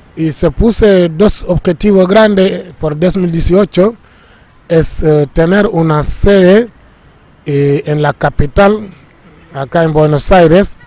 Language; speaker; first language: Spanish; non-native, fluent; Wolof